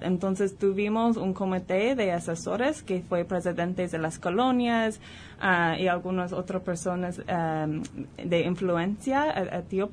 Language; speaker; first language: Spanish; early bilingual, heritage; Spanish